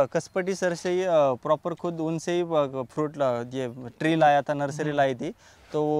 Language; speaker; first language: Hindi; non-native, local second language; Marathi